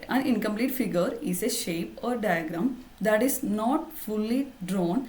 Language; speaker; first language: English; non-native, local second language; Malayalam